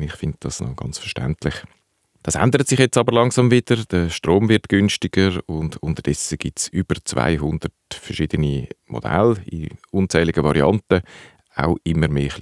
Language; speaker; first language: German; native; German